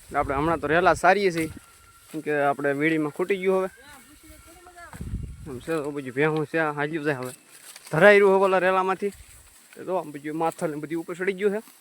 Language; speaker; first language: Gujarati; native; Gujarati